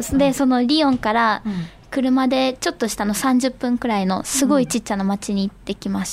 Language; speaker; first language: Japanese; native; Japanese